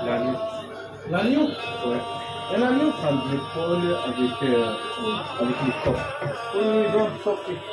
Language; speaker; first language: French; non-native, learner; Arabic